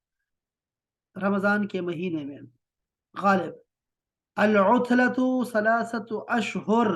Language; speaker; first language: Urdu; native; Urdu